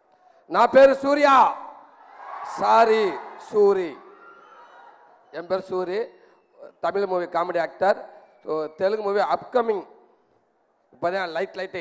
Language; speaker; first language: Telugu; non-native, learner; Tamil